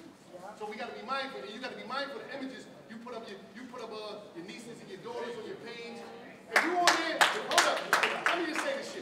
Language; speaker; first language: English; native; English